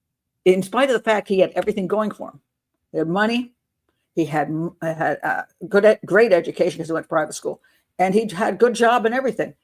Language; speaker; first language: English; native; English